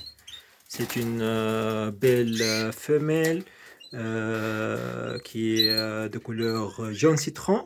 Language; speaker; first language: French; non-native, local second language; Arabic